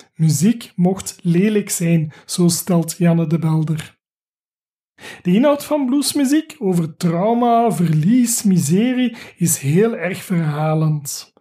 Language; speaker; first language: Dutch; native; Dutch